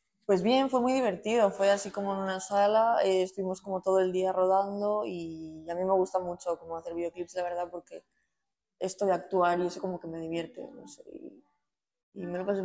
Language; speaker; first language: Spanish; native; Spanish